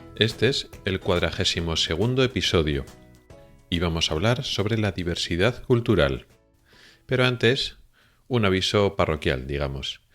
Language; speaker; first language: Spanish; native; Spanish